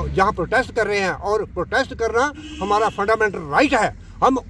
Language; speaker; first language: Hindi; native; Hindi